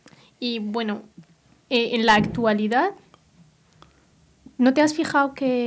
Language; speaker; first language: Spanish; non-native, local second language; Berber languages